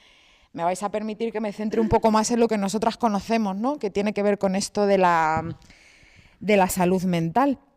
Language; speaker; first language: Spanish; native; Spanish